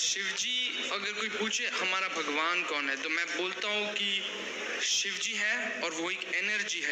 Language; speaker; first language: Hindi; early bilingual, heritage; Hindi